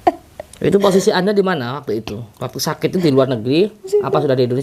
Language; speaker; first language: Indonesian; native; Indonesian